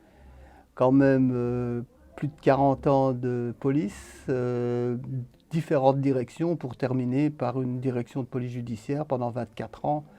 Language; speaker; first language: French; native; French